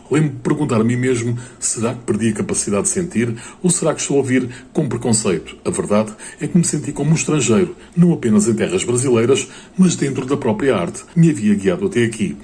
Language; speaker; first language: Portuguese; native; Portuguese